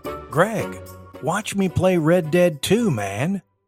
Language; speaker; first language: English; early bilingual, other home language; Spanish